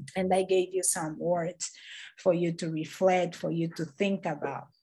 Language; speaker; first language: English; non-native, fluent; Portuguese